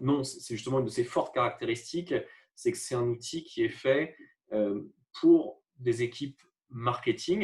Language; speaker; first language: French; native; French